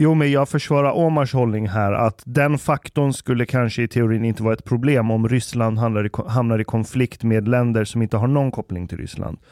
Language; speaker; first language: Swedish; native; Swedish